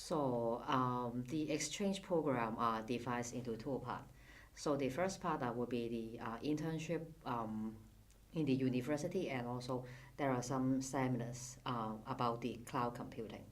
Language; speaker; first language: English; non-native, fluent; Cantonese